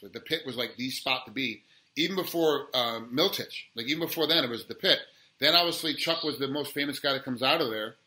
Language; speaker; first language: English; native; English